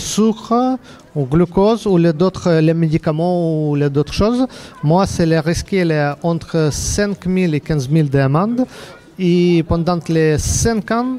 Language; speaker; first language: French; non-native, learner; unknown